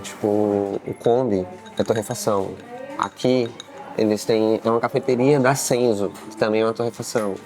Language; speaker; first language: Portuguese; native; Portuguese